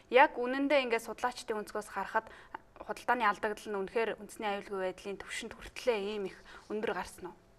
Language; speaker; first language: Mongolian; native; Mongolian